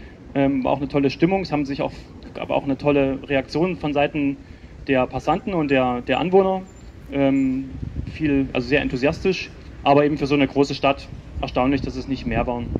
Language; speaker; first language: German; native; German